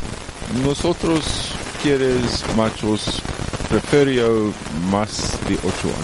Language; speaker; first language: Spanish; non-native, learner; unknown